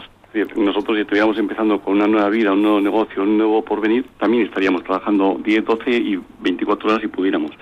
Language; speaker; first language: Spanish; native; Spanish